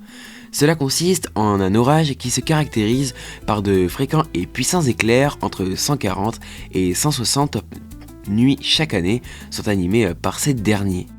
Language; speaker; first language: French; native; French